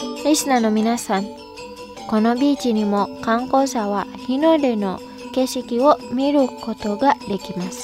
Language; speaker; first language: Japanese; non-native, fluent; Indonesian